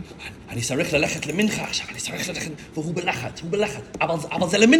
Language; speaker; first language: Hebrew; non-native, fluent; English